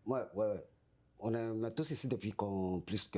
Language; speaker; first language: French; non-native, fluent; Spanish